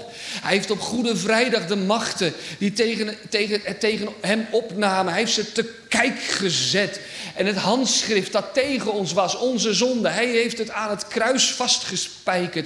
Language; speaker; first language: Dutch; native; Dutch